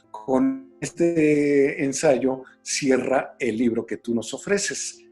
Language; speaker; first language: Spanish; native; Spanish